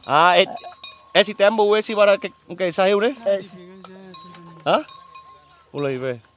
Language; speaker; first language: Portuguese; non-native, learner; Vietnamese